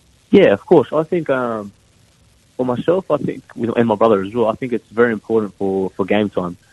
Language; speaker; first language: English; early bilingual, other home language; Greek